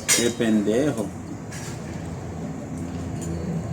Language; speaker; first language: Spanish; non-native, learner; Haitian Creole